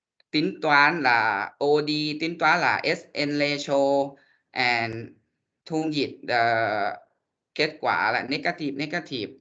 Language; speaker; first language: Vietnamese; non-native, learner; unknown